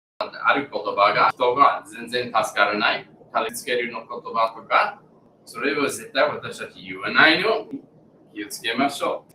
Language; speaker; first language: Japanese; non-native, learner; English